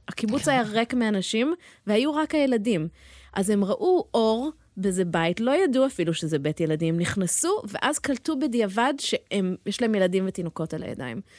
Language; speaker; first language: Hebrew; early bilingual, heritage; Hebrew